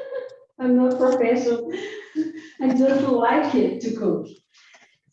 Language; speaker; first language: English; non-native, learner; Portuguese